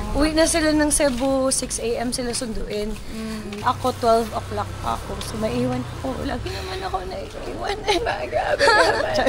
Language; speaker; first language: Filipino; non-native, local second language; Cebuano